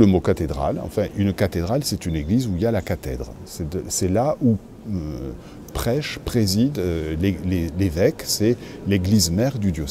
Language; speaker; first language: French; native; French